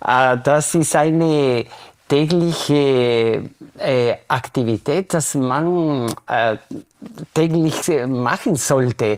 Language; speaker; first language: German; non-native, fluent; Spanish